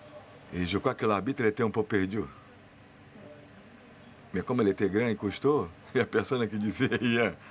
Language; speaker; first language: French; non-native, fluent; Portuguese